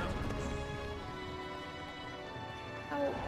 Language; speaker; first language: English; native; English